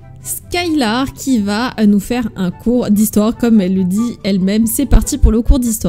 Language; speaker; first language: French; native; French